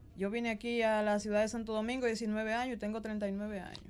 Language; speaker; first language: Spanish; native; Spanish